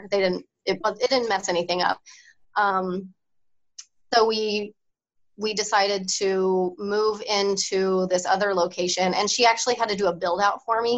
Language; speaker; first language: English; native; English